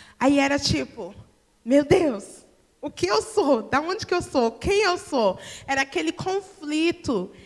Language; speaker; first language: Portuguese; early bilingual, heritage; Portuguese